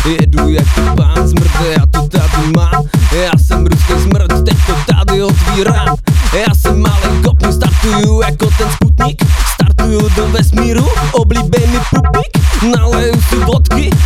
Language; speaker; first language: Czech; native; Czech